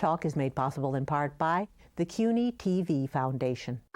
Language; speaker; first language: English; native; English